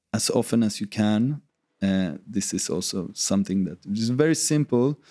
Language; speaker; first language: English; non-native, fluent; Swedish